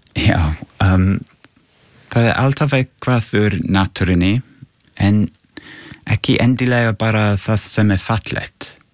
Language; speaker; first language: Icelandic; non-native, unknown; English